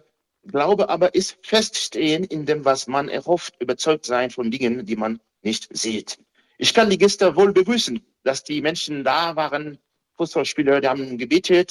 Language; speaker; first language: German; non-native, fluent; Haitian Creole